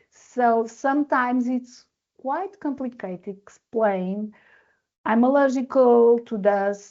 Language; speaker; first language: English; non-native, learner; Portuguese